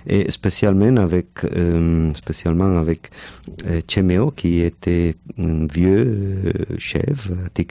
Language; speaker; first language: French; non-native, fluent; Catalan